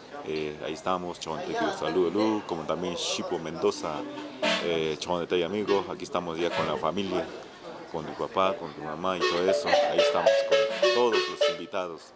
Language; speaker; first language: Spanish; non-native, local second language; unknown